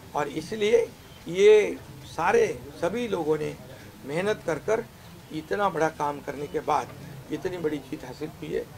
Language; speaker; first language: Hindi; non-native, local second language; Marathi